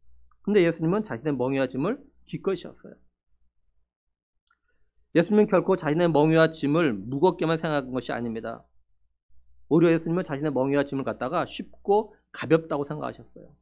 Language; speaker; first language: Korean; native; Korean